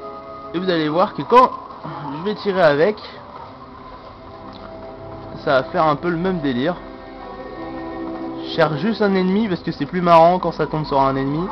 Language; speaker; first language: French; native; French